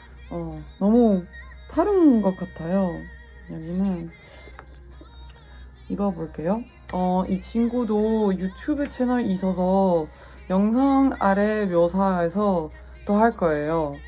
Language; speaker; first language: Korean; non-native, learner; Dutch